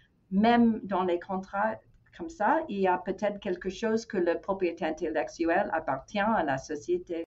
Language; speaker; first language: French; non-native, fluent; English